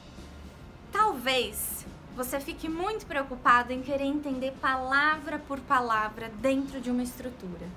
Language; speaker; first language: Portuguese; native; Portuguese